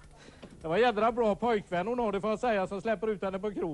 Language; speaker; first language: Swedish; native; Swedish